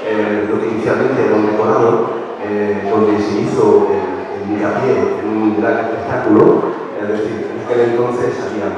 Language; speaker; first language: Spanish; native; Spanish